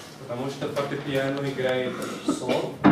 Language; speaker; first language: Russian; non-native, fluent; Portuguese